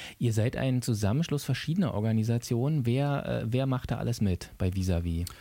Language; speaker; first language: German; native; German